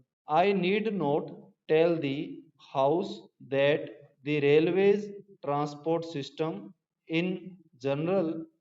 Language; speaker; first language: English; non-native, local second language; Hindi